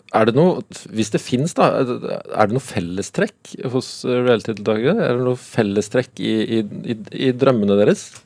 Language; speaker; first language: Norwegian; native; Norwegian